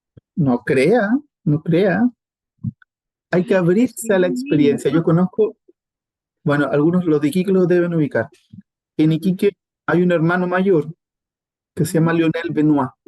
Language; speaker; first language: Spanish; native; Spanish